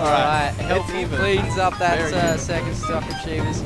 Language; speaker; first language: English; native; English